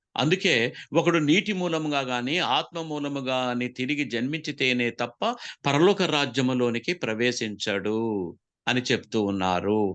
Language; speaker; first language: Telugu; non-native, local second language; Koya